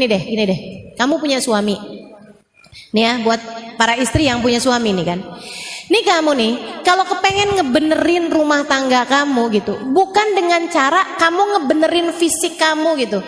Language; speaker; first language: Indonesian; native; Indonesian